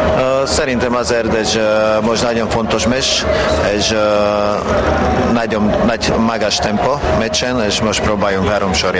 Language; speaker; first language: Hungarian; non-native, learner; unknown